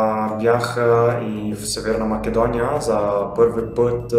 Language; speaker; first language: Bulgarian; non-native, learner; Italian